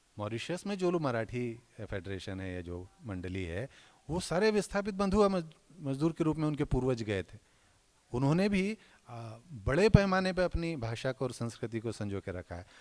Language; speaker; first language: Hindi; non-native, local second language; Marathi